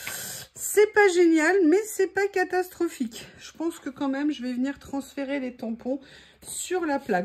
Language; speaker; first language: French; native; French